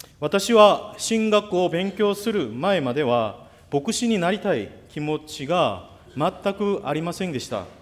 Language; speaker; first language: Japanese; non-native, fluent; Korean